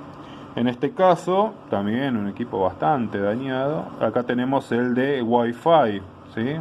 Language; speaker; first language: Spanish; native; Spanish